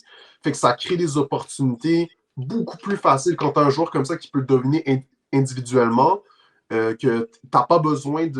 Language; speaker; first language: French; native; French